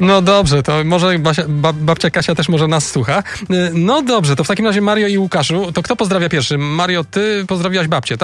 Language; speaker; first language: Polish; native; Polish